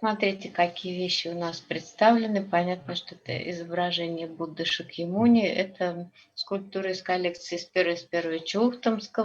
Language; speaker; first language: Russian; native; Russian